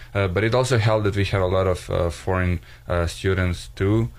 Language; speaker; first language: English; non-native, fluent; Serbian